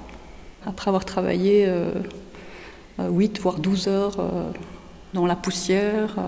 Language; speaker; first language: French; native; French